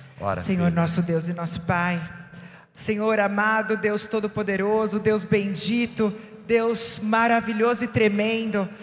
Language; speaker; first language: Portuguese; native; Portuguese